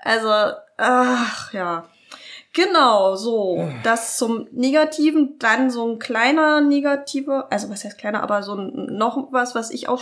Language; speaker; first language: German; native; German